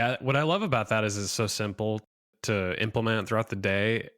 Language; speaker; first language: English; native; English